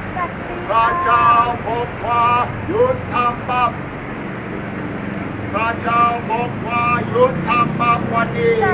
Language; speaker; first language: Thai; non-native, learner; English